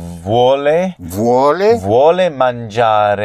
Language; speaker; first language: Italian; non-native, learner; English